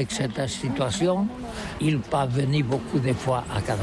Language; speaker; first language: French; non-native, learner; Catalan